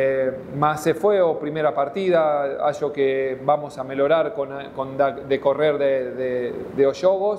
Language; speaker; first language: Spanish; non-native, fluent; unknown